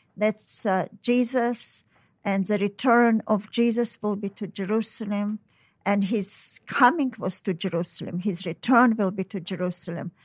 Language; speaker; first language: English; non-native, fluent; Uzbek